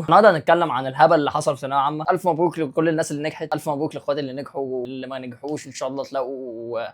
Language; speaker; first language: Arabic; native; Arabic